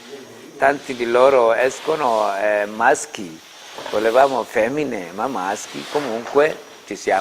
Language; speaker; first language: Italian; non-native, fluent; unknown